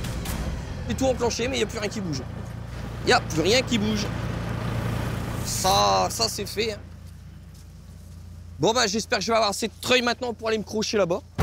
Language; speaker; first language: French; native; French